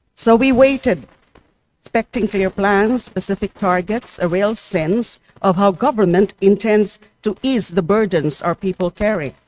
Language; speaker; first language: English; non-native, local second language; Filipino